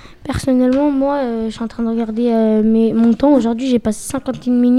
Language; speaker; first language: French; native; French